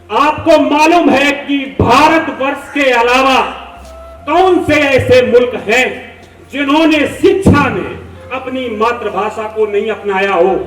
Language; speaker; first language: Hindi; native; Hindi